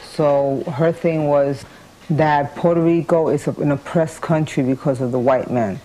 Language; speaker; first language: English; early bilingual, other home language; Spanish